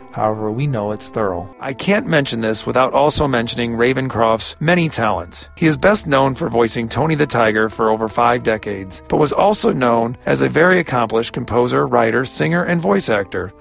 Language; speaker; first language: English; native; English